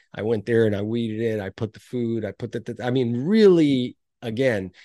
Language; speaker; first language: English; early bilingual, other home language; Portuguese